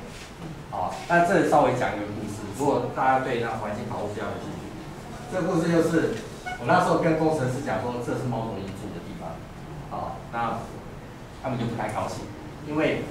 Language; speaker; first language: Chinese; native; Chinese